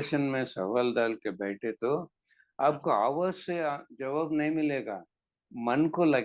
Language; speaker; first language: Hindi; non-native, local second language; Telugu